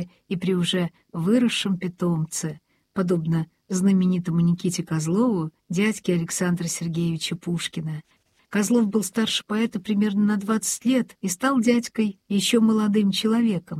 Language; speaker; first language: Russian; native; Russian